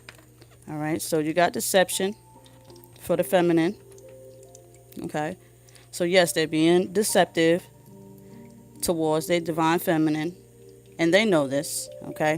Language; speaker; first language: English; native; English